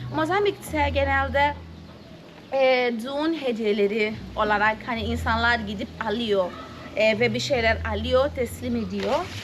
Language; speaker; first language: Turkish; non-native, fluent; Portuguese